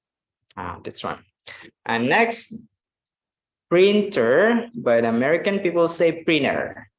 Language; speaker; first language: English; non-native, fluent; Indonesian